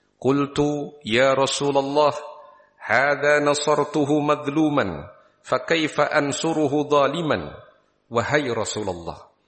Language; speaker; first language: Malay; non-native, local second language; Javanese